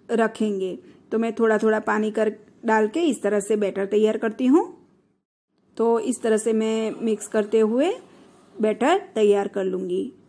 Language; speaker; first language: Hindi; non-native, local second language; Gujarati